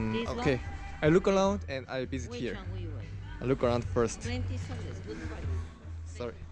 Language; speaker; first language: English; non-native, learner; Korean